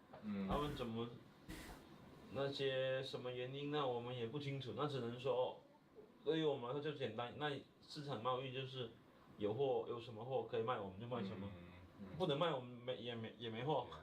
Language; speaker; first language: Chinese; native; Chinese